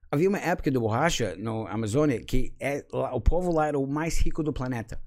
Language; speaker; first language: Portuguese; non-native, fluent; English